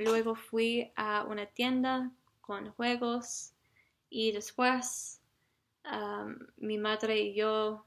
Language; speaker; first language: Spanish; non-native, learner; English